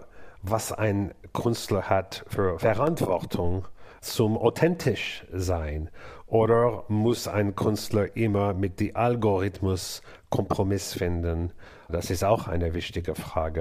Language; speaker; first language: German; non-native, learner; English